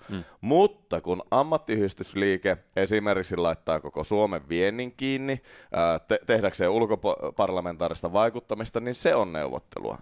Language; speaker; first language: Finnish; native; Finnish